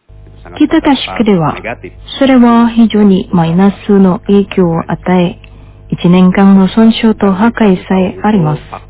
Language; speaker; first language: Japanese; non-native, fluent; Indonesian